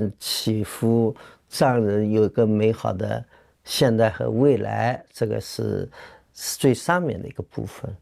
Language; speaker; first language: Chinese; native; Chinese